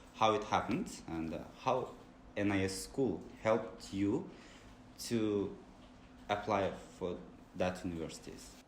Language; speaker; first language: English; non-native, learner; Kazakh